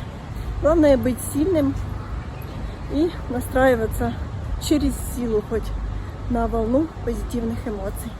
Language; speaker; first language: Russian; native; Russian